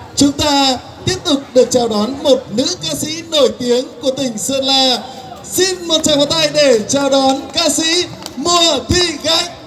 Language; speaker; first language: Vietnamese; non-native, local second language; Hmong